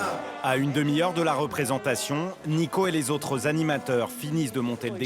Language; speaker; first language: French; native; French